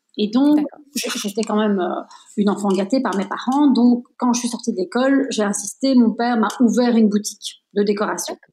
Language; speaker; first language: French; native; French